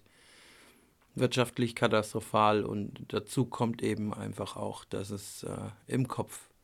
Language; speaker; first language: German; native; German